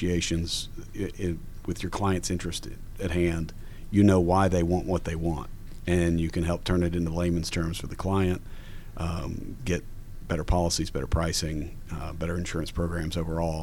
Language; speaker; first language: English; native; English